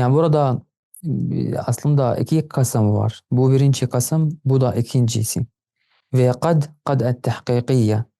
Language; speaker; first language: Turkish; non-native, fluent; Arabic